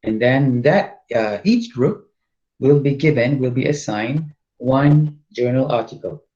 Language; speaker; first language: English; non-native, local second language; Malay